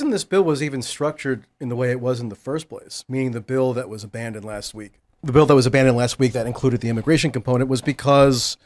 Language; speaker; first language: English; native; English